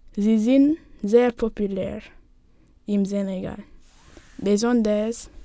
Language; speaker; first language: German; non-native, learner; Wolof